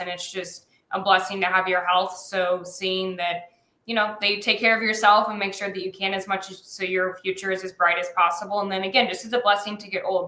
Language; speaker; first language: English; native; English